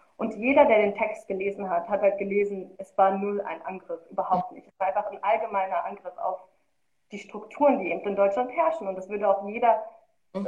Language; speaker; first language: German; early bilingual, other home language; Arabic